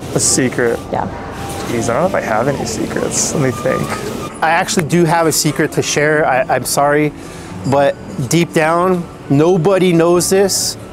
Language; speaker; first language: English; early bilingual, other home language; Spanish